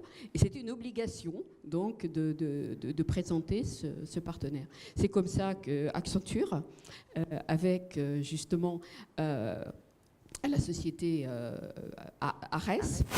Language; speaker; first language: French; native; French